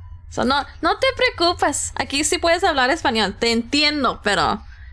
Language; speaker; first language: Spanish; early bilingual, heritage; Spanish